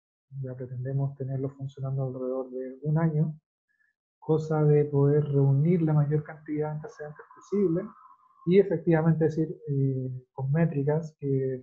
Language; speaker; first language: Spanish; native; Spanish